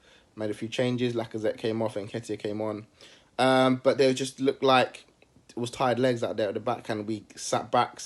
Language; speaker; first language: English; native; English